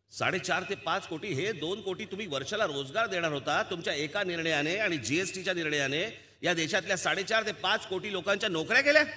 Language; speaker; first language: Marathi; native; Marathi